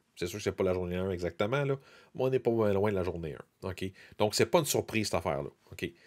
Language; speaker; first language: French; native; French